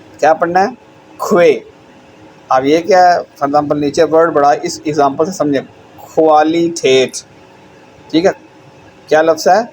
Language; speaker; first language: Urdu; non-native, local second language; Punjabi